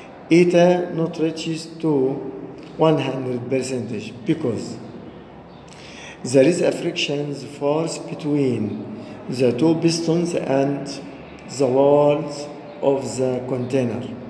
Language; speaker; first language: English; non-native, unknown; Arabic